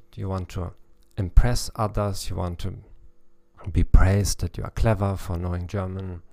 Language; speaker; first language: English; non-native, fluent; German